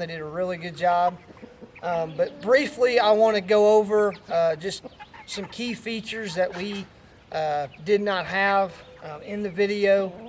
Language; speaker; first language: English; native; English